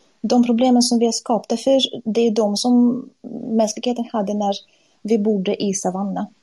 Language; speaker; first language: Swedish; non-native, fluent; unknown